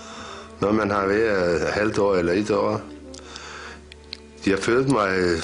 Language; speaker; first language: Danish; non-native, fluent; Turkish